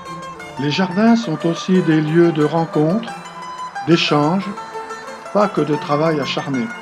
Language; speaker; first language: French; native; French